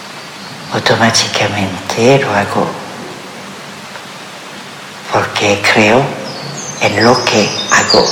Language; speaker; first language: Spanish; non-native, fluent; French